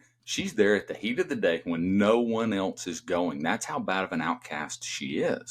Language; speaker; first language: English; native; English